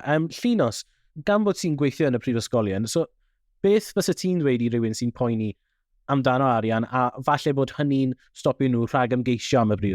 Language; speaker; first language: Welsh; native; Welsh